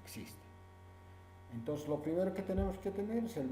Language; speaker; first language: Spanish; native; Spanish